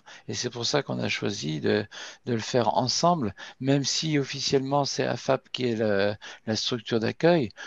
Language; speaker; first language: French; native; French